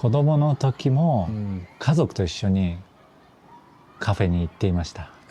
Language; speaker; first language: Japanese; non-native, fluent; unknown